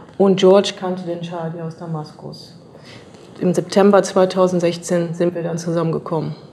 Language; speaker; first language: German; native; German